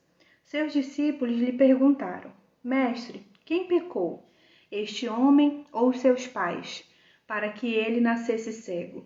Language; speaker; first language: Portuguese; native; Portuguese